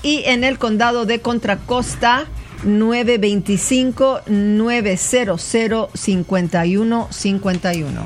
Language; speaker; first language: Spanish; native; Spanish